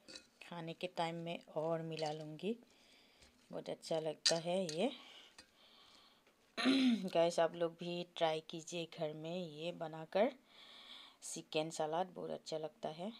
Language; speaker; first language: Hindi; non-native, local second language; Assamese